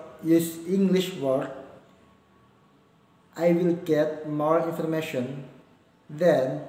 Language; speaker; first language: English; non-native, learner; Indonesian